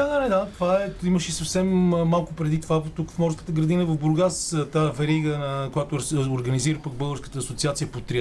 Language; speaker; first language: Bulgarian; native; Bulgarian